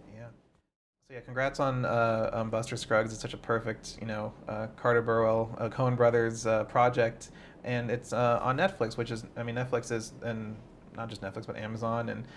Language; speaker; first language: English; native; English